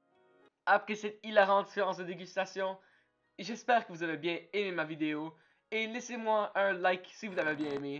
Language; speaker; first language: French; native; French